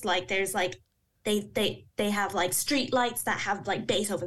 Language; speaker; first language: English; native; English